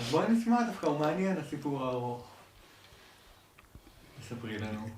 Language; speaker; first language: Hebrew; native; Hebrew